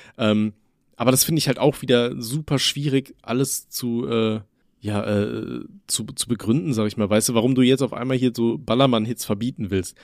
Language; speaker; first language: German; native; German